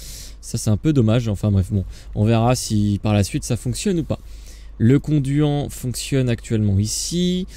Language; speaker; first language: French; native; French